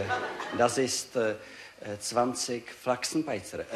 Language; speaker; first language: German; non-native, learner; Czech